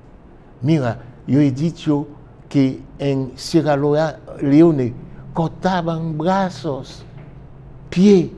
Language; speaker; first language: Spanish; non-native, fluent; French